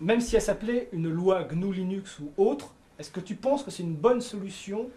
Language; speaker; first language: French; native; French